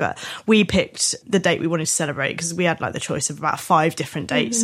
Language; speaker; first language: English; native; English